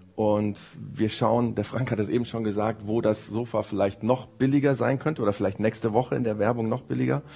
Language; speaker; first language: German; early bilingual, other home language; Japanese